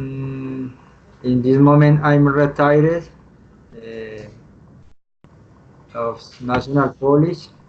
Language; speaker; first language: English; non-native, learner; Spanish